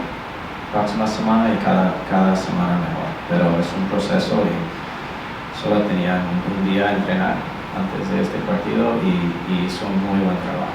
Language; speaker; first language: Spanish; non-native, learner; English